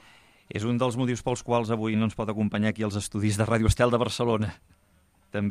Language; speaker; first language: Catalan; native; Catalan